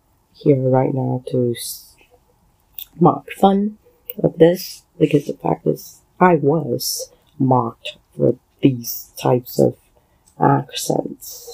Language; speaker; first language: English; non-native, local second language; Cantonese